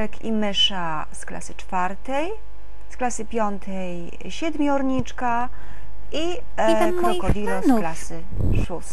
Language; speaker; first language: Polish; native; Polish